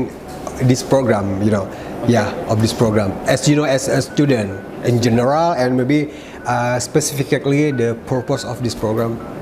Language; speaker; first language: English; non-native, learner; Indonesian